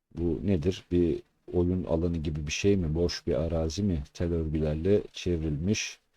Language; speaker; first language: Turkish; native; Turkish